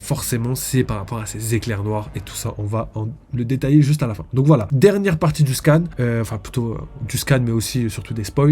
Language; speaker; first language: French; native; French